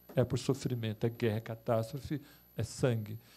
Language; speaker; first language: Portuguese; native; Portuguese